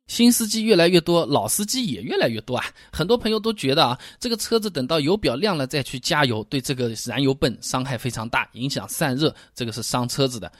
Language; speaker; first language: Chinese; native; Chinese